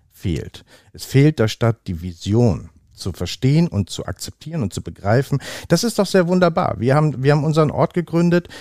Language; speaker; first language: German; native; German